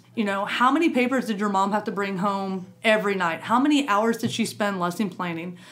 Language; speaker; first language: English; native; English